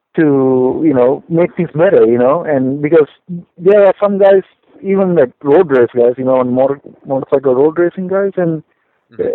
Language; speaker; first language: English; non-native, local second language; Sinhala